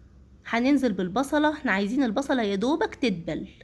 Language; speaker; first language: Arabic; native; Arabic